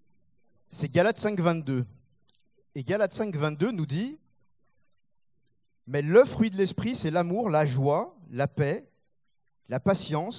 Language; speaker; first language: French; native; French